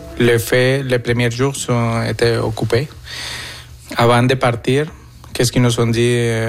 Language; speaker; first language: French; non-native, fluent; Spanish